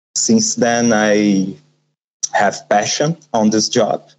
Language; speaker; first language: English; non-native, learner; Portuguese